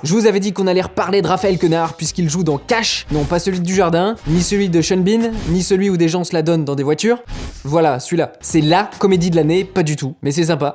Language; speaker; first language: French; native; French